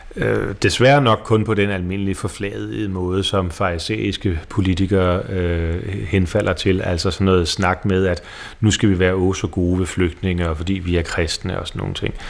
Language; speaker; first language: Danish; native; Danish